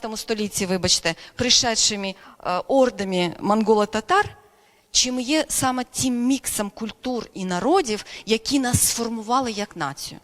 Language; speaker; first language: Ukrainian; non-native, local second language; Crimean Tatar